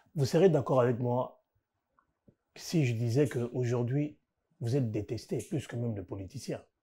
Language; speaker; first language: French; non-native, local second language; Lingala